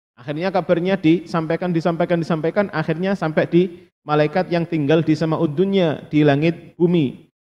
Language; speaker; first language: Indonesian; non-native, local second language; Javanese